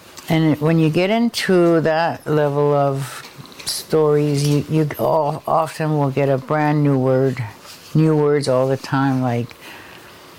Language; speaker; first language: English; non-native, fluent; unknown